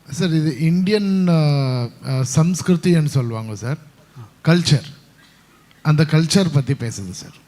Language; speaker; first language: Tamil; non-native, local second language; Kannada